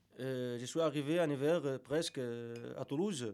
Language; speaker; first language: French; non-native, learner; Arabic